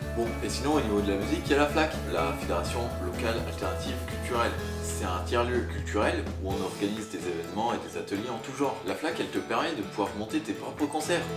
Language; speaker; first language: French; native; French